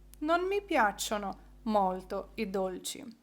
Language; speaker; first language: Italian; non-native, fluent; Ukrainian